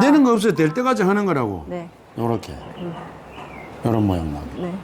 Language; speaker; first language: Korean; native; Korean